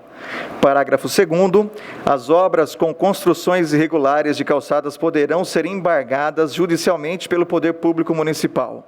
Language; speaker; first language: Portuguese; native; Portuguese